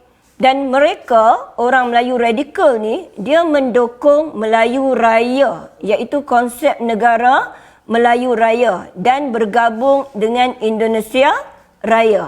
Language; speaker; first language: Malay; native; Malay